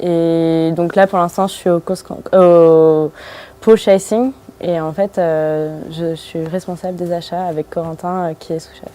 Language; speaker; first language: French; native; French